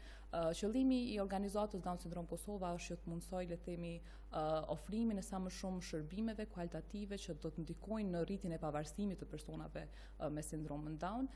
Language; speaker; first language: Albanian; native; Albanian